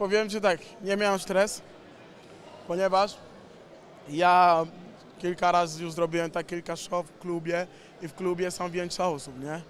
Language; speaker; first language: Polish; non-native, learner; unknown